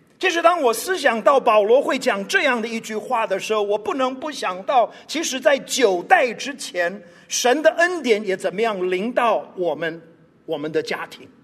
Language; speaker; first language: Chinese; non-native, local second language; English